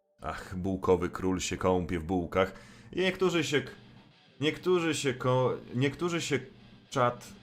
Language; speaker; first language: Polish; native; Polish